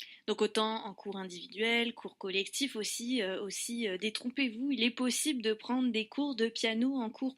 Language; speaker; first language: French; native; French